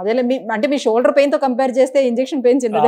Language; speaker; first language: Telugu; native; Telugu